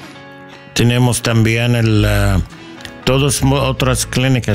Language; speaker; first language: Spanish; non-native, learner; English